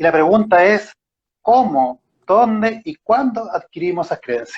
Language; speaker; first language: Spanish; native; Spanish